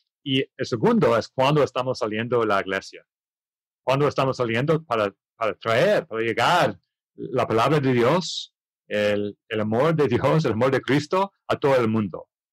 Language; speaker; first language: Spanish; non-native, learner; English